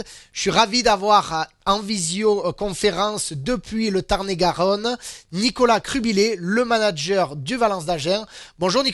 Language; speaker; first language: French; native; French